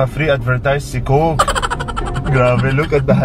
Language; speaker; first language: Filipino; non-native, learner; Arabic